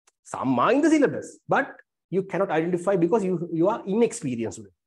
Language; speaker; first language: English; non-native, local second language; Sinhala